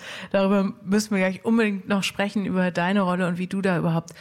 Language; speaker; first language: German; native; German